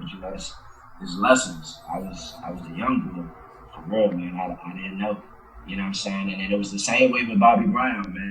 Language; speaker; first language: English; native; English